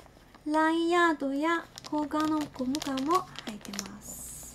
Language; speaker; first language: Japanese; non-native, fluent; Chinese